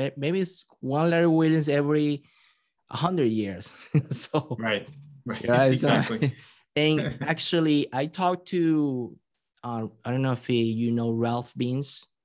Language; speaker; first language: English; non-native, fluent; Spanish